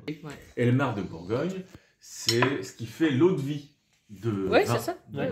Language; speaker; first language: French; native; French